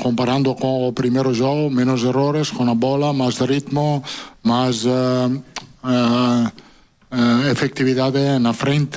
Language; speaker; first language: Portuguese; non-native, learner; Italian